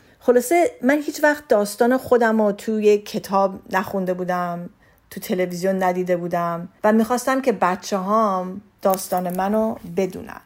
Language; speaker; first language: Persian; early bilingual, heritage; Persian